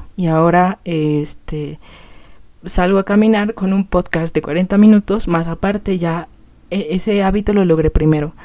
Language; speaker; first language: Spanish; native; Spanish